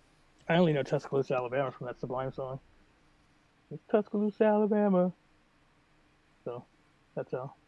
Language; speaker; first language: English; native; English